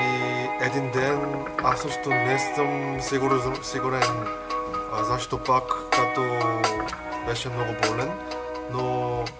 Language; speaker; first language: Bulgarian; non-native, learner; Korean